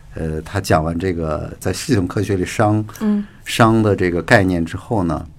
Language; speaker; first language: Chinese; native; Chinese